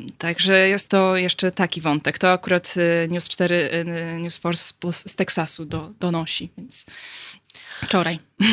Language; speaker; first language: Polish; native; Polish